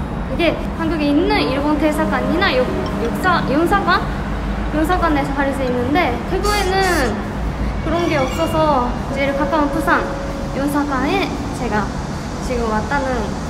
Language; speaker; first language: Korean; non-native, fluent; Japanese